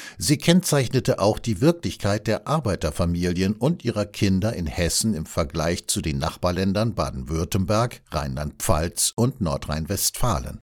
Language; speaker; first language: German; native; German